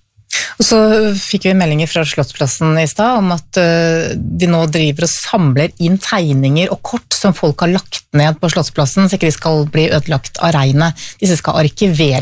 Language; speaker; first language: Norwegian; native; Norwegian